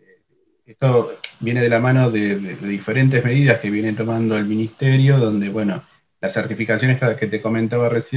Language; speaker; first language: Spanish; native; Spanish